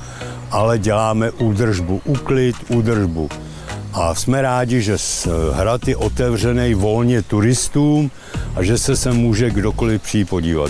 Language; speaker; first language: Czech; native; Czech